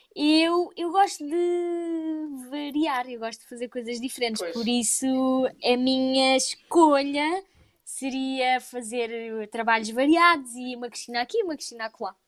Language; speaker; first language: Portuguese; native; Portuguese